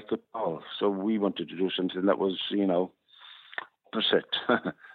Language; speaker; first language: English; non-native, local second language; Welsh